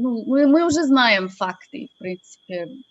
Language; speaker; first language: Russian; non-native, fluent; English